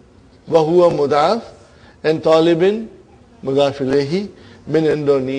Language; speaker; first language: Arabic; non-native, fluent; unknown